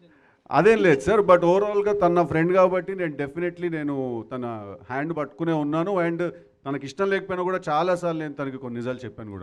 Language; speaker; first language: Telugu; native; Telugu